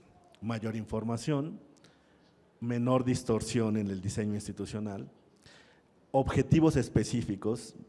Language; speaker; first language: Spanish; native; Spanish